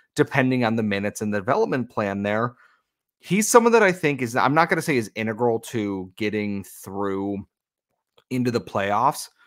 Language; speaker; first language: English; native; English